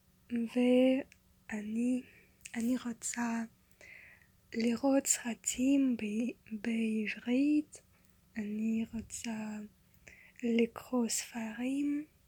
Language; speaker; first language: Hebrew; non-native, learner; Russian